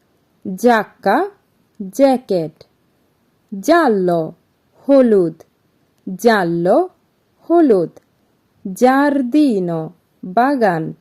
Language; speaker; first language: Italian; non-native, fluent; Bangla